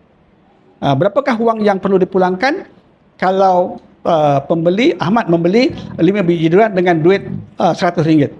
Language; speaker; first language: Malay; native; Malay